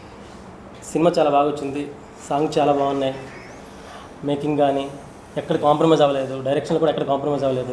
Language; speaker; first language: Telugu; native; Telugu